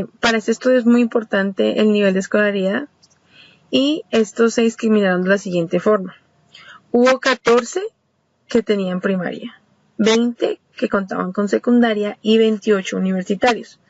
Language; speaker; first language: Spanish; native; Spanish